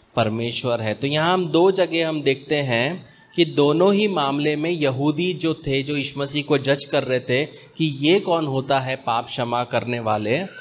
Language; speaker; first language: Hindi; native; Hindi